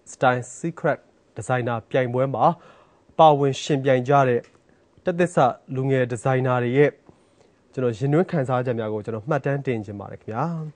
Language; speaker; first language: Burmese; native; Burmese